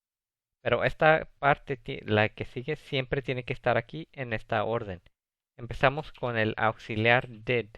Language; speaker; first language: Spanish; early bilingual, other home language; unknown